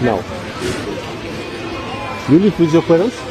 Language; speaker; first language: English; non-native, learner; Russian